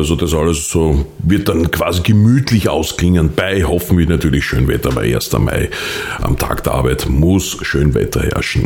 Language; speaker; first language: German; native; German